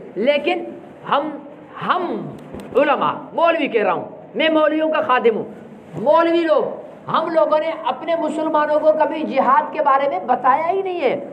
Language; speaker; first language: Urdu; non-native, local second language; Sindhi